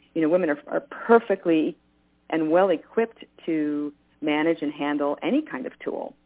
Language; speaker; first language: English; native; English